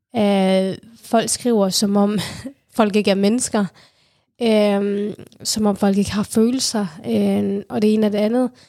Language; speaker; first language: Danish; early bilingual, other home language; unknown